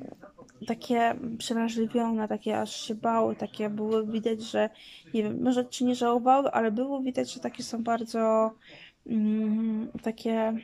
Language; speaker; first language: Polish; native; Polish